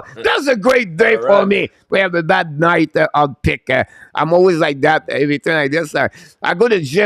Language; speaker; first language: English; non-native, local second language; French